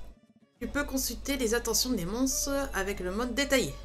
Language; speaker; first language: French; native; French